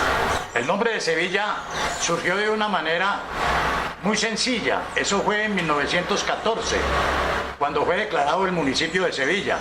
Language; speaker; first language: Spanish; native; Spanish